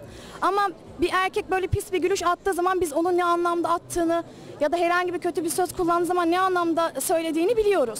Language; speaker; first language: Turkish; native; Turkish